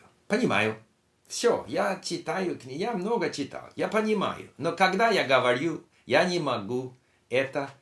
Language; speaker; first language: Russian; non-native, learner; English